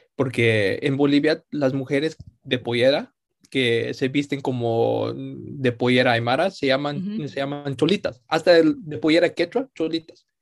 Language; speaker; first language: Spanish; early bilingual, heritage; Spanish